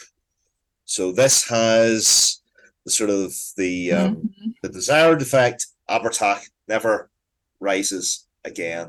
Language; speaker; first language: English; native; English